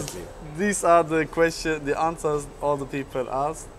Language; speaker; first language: English; non-native, learner; German